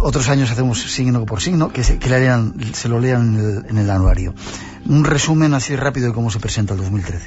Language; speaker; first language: Spanish; native; Spanish